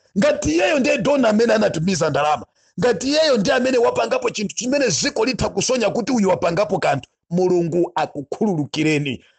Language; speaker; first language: Nyanja; non-native, local second language; Tumbuka